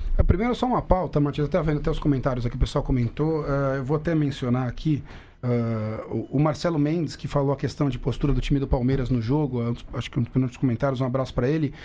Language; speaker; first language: Portuguese; native; Portuguese